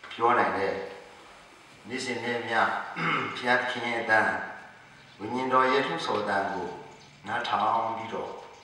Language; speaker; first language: Burmese; non-native, local second language; Hakha Chin